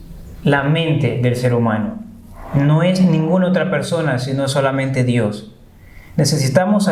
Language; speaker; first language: Spanish; native; Spanish